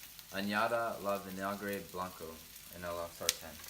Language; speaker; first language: Spanish; non-native, learner; English